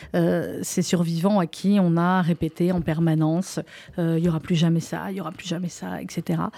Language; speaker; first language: French; native; French